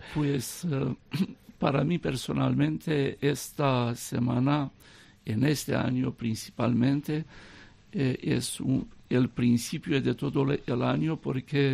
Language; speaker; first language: Spanish; non-native, fluent; Romanian